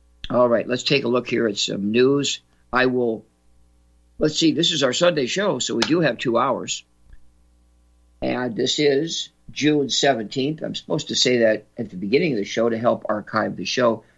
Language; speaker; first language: English; native; English